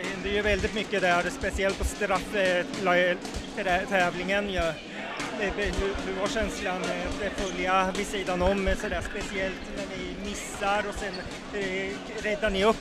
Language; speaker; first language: Swedish; native; Swedish